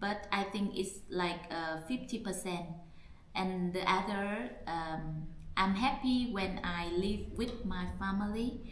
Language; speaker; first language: English; non-native, learner; Vietnamese